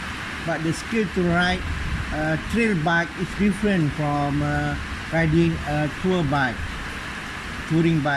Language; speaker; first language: English; non-native, local second language; Malay